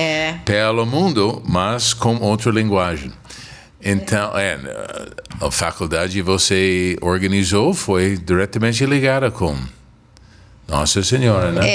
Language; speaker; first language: Portuguese; non-native, fluent; English